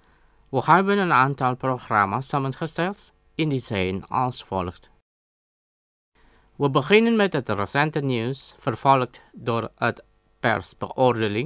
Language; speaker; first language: Dutch; non-native, learner; Indonesian